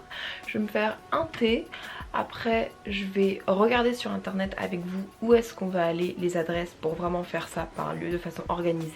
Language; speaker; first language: French; native; French